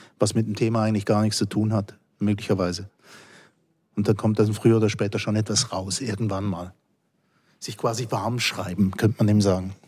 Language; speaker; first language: German; native; German